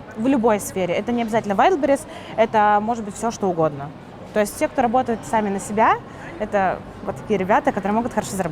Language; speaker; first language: Russian; native; Russian